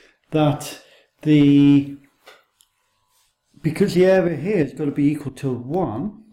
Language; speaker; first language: English; native; English